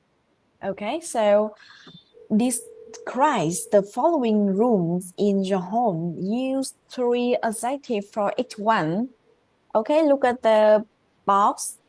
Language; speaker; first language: English; non-native, learner; Vietnamese